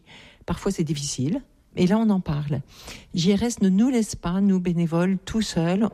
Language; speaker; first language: French; native; French